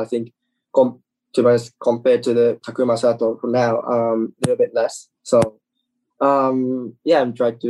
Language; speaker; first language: English; non-native, learner; Japanese